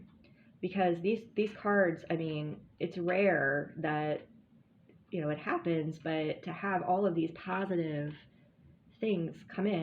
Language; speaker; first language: English; native; English